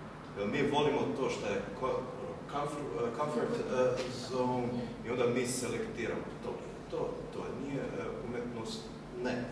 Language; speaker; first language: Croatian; early bilingual, heritage; German